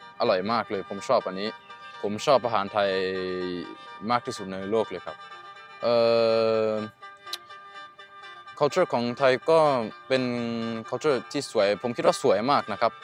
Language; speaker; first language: Thai; early bilingual, heritage; Norwegian